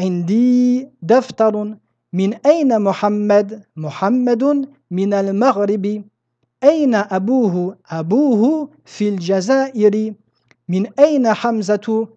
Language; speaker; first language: Arabic; non-native, fluent; French